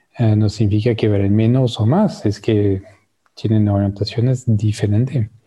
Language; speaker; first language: Spanish; non-native, fluent; French